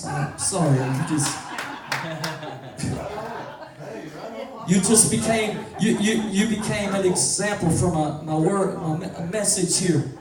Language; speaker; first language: English; native; English